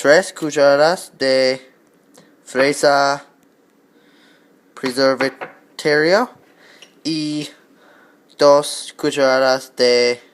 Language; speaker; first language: Spanish; non-native, learner; English